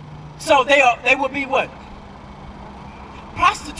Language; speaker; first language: English; native; English